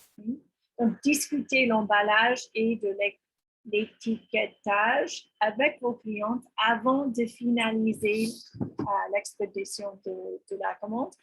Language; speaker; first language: French; non-native, fluent; English